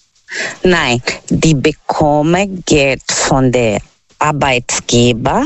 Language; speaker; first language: German; non-native, fluent; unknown